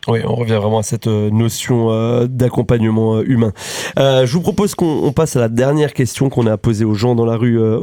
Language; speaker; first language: French; native; French